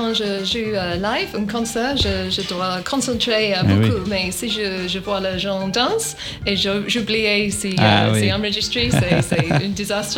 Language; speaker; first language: French; non-native, learner; English